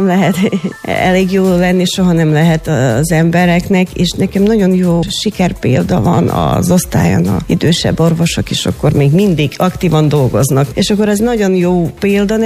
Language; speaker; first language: Hungarian; non-native, fluent; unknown